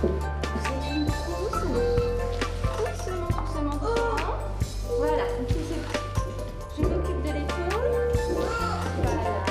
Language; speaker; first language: French; native; French